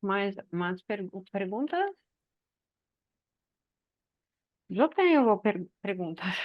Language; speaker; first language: Spanish; non-native, learner; Portuguese